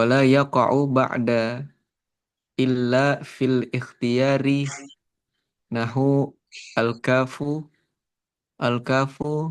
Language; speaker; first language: Arabic; non-native, fluent; Indonesian